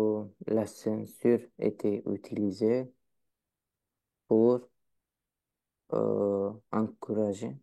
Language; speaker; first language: French; non-native, learner; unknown